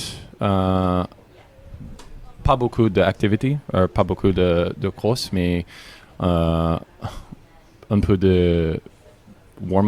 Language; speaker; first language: French; non-native, learner; English